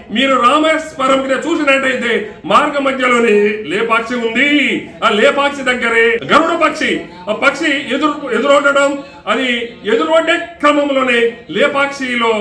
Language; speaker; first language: Telugu; non-native, local second language; Lambadi